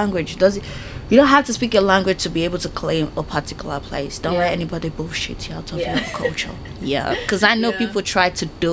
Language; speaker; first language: English; non-native, local second language; Yoruba